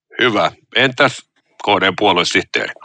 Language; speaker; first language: Finnish; native; Finnish